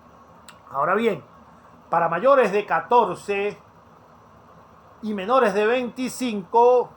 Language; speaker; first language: Spanish; native; Spanish